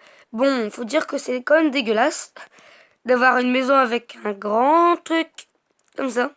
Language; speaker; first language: French; native; French